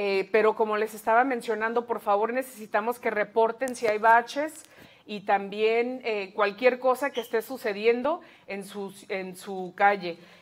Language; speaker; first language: Spanish; early bilingual, heritage; Spanish